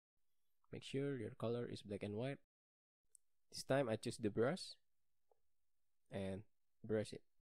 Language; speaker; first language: English; non-native, learner; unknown